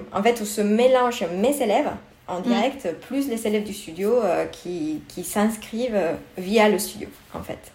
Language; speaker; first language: French; non-native, fluent; Spanish